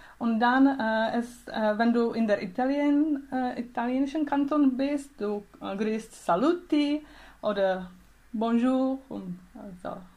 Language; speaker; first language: German; non-native, learner; Czech